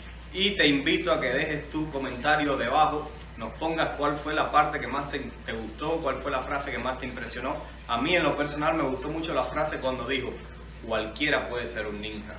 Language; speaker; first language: Spanish; native; Spanish